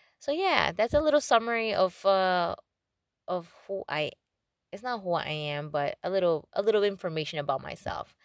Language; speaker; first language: English; non-native, fluent; Spanish